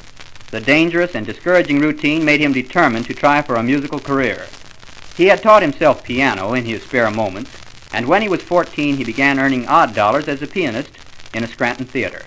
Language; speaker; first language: English; native; English